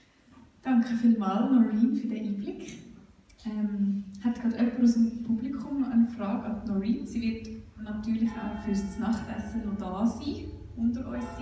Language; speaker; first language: German; native; German